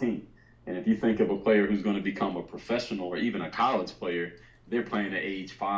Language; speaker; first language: English; native; English